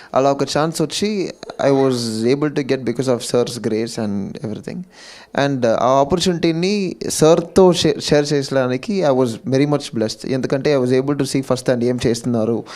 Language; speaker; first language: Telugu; early bilingual, heritage; Telugu